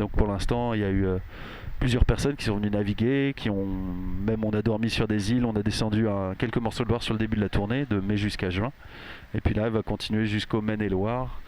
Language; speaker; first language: French; native; French